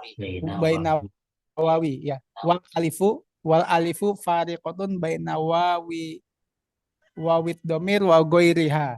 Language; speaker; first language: Arabic; non-native, learner; Indonesian